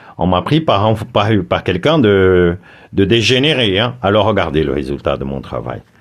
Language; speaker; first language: French; non-native, fluent; Portuguese